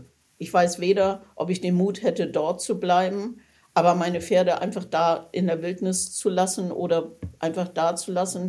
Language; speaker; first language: German; native; German